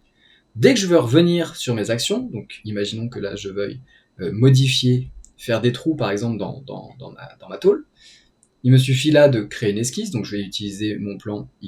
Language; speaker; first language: French; native; French